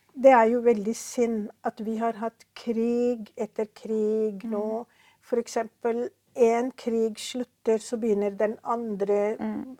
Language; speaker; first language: Norwegian; non-native, fluent; Urdu